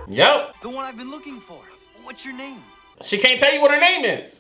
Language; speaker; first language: English; native; English